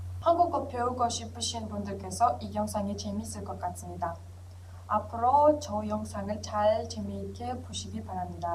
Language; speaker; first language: Korean; non-native, fluent; Kazakh